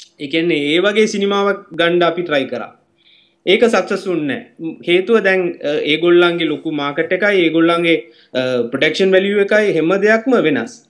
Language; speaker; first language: Sinhala; non-native, local second language; Tamil